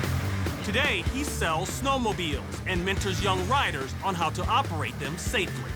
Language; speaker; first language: English; native; English